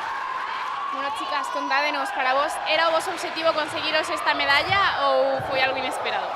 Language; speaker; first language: Galician; native; Galician